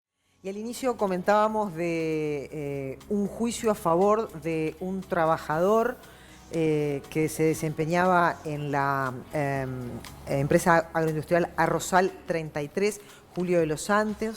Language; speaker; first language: Spanish; native; Spanish